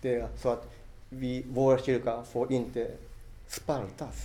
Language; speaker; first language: Swedish; non-native, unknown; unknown